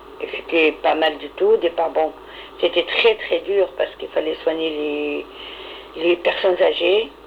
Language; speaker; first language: French; non-native, local second language; Arabic